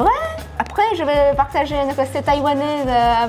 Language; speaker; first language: French; non-native, fluent; Chinese